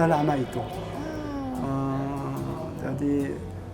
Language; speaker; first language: Indonesian; non-native, learner; Korean